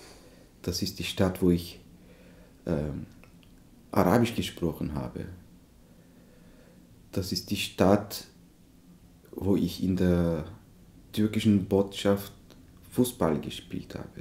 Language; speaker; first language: German; non-native, fluent; Turkish